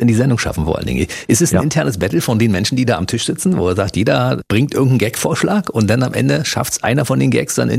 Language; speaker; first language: German; native; German